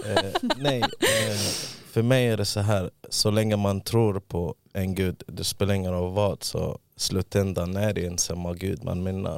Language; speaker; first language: Swedish; early bilingual, other home language; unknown